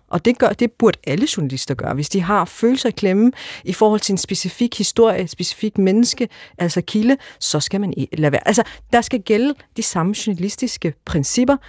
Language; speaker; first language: Danish; early bilingual, other home language; Arabic